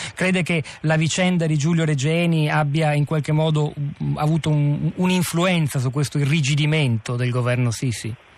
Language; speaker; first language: Italian; native; Italian